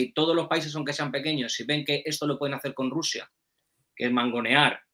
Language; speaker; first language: Spanish; native; Spanish